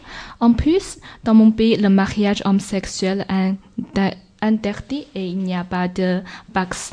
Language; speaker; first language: French; non-native, learner; Chinese